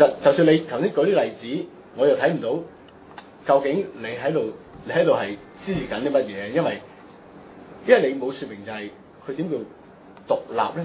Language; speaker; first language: Chinese; non-native, local second language; Cantonese